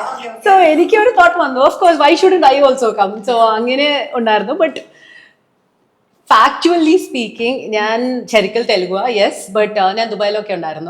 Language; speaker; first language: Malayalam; non-native, local second language; Telugu